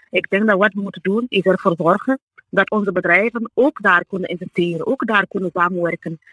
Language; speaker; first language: Dutch; non-native, fluent; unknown